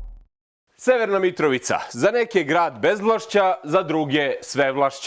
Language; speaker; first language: Bosnian; native; Bosnian